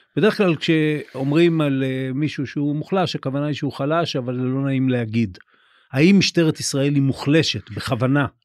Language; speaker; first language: Hebrew; native; Hebrew